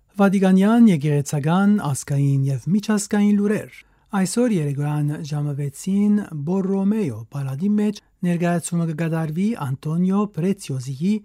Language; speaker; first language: Armenian; native; Armenian